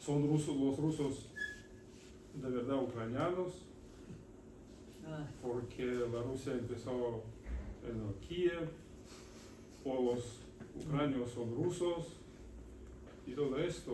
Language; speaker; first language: Spanish; non-native, learner; Russian